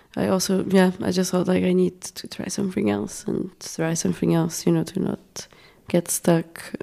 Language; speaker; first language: English; non-native, fluent; Portuguese